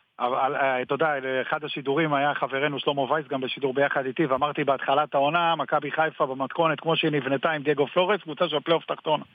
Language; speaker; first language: Hebrew; native; Hebrew